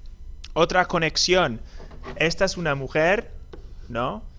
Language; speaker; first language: Spanish; non-native, fluent; English